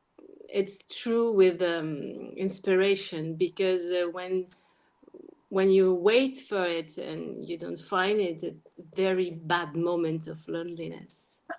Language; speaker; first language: English; non-native, learner; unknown